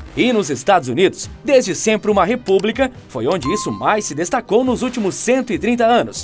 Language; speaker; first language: Portuguese; native; Portuguese